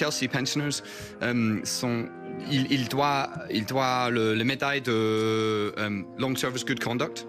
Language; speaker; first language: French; non-native, fluent; English